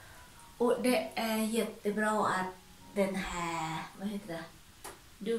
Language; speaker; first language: Swedish; non-native, learner; Thai